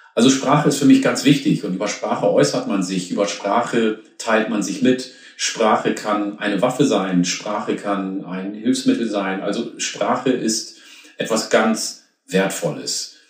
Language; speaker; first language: German; early bilingual, other home language; Oromo